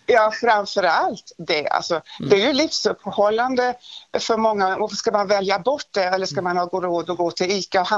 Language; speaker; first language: Swedish; native; Swedish